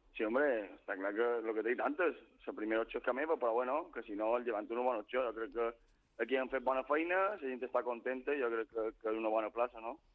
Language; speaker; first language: Catalan; native; Catalan